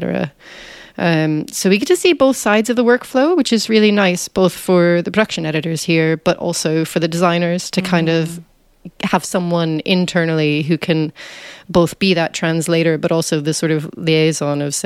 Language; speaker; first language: English; native; English